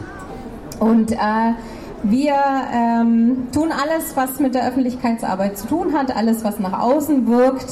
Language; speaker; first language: German; non-native, fluent; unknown